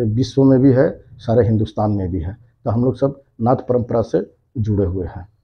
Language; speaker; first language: Hindi; non-native, local second language; Bangla